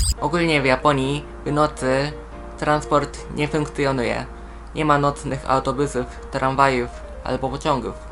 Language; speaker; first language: Polish; non-native, fluent; Japanese